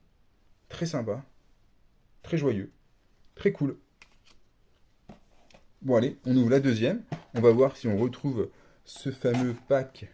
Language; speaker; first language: French; native; French